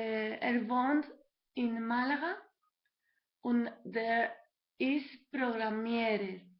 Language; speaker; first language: German; non-native, learner; Spanish